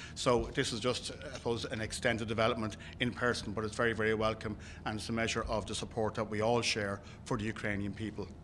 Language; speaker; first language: English; native; English